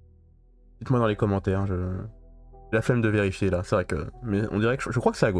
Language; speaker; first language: French; native; French